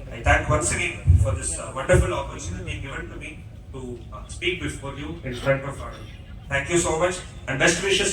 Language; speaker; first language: English; non-native, local second language; Malayalam